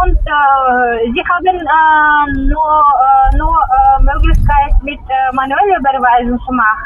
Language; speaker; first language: German; non-native, learner; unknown